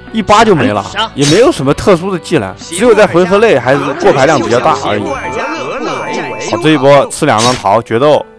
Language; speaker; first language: Chinese; native; Chinese